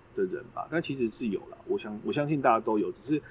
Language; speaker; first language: Chinese; native; Chinese